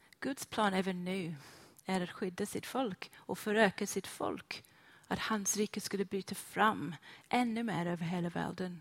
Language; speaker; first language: Swedish; non-native, fluent; English